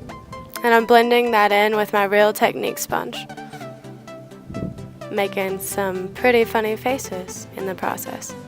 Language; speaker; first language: English; native; English